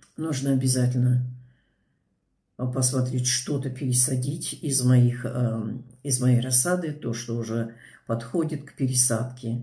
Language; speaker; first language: Russian; native; Russian